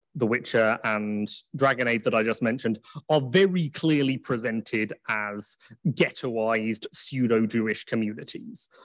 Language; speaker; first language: English; native; English